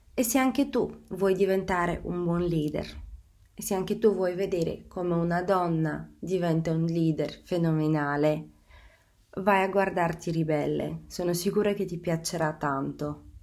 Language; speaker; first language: Italian; non-native, fluent; Bulgarian